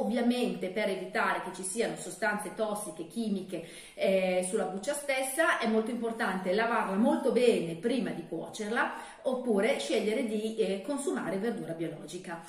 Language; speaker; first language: Italian; native; Italian